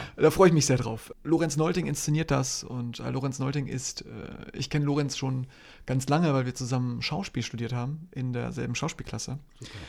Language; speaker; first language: German; early bilingual, other home language; Polish